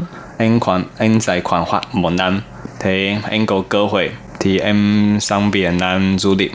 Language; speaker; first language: Vietnamese; non-native, learner; Chinese